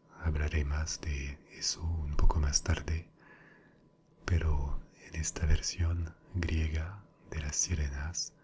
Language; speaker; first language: Spanish; non-native, fluent; French